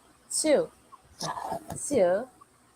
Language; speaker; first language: Chinese; non-native, learner; Filipino